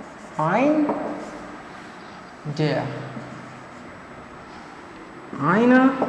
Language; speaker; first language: German; non-native, fluent; Marathi